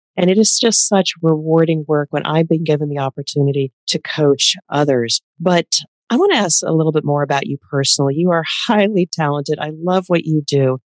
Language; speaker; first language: English; native; English